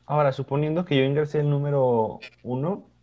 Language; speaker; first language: Spanish; native; Spanish